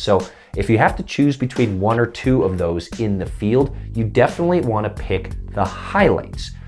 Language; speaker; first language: English; native; English